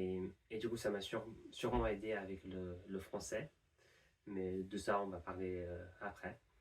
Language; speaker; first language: French; non-native, fluent; English